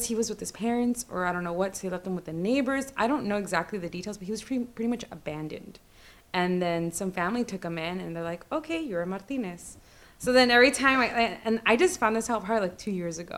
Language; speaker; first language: English; native; English